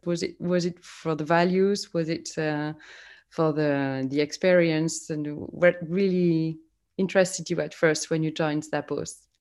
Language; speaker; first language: English; non-native, fluent; French